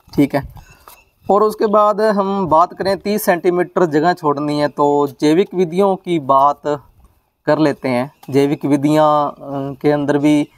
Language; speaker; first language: Hindi; non-native, local second language; Punjabi